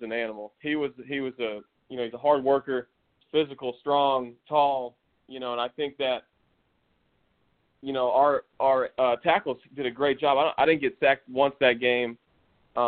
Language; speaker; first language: English; native; English